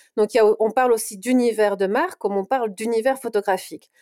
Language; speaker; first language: French; native; French